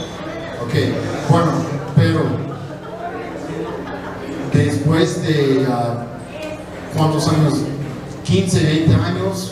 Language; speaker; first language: Spanish; non-native, fluent; English